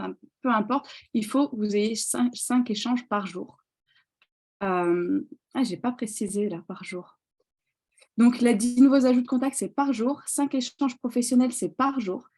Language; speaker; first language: French; native; French